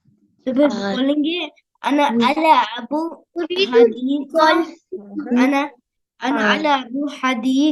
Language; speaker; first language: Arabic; non-native, learner; Urdu